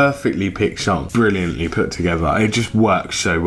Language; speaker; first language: English; native; English